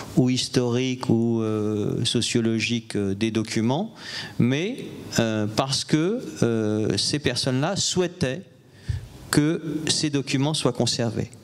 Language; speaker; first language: French; native; French